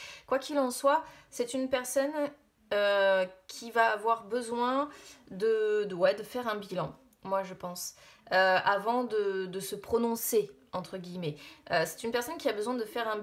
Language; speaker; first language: French; native; French